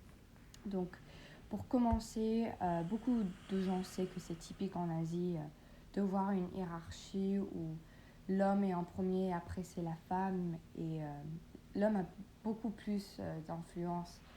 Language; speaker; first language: French; non-native, learner; English